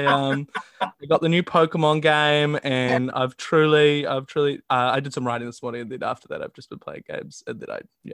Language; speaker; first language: English; native; English